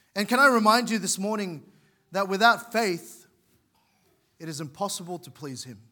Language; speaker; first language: English; native; English